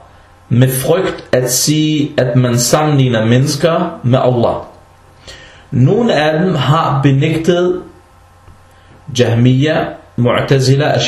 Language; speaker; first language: Danish; non-native, fluent; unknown